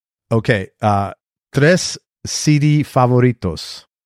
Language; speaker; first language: Spanish; non-native, learner; English